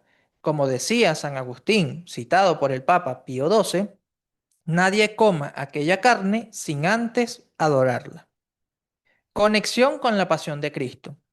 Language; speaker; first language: Spanish; native; Spanish